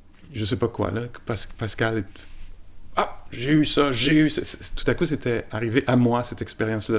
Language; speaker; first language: French; native; French